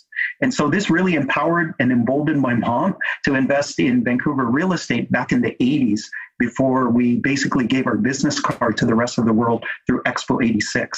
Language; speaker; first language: English; native; English